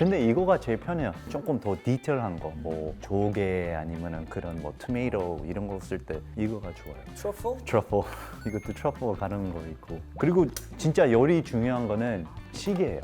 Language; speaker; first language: Korean; early bilingual, heritage; English